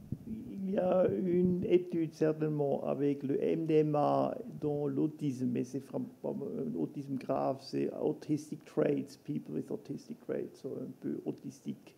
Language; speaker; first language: French; non-native, local second language; German